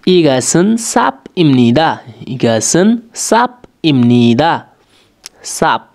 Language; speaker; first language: Korean; non-native, learner; Nepali